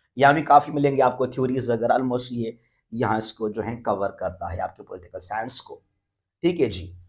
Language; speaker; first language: Urdu; non-native, local second language; Sindhi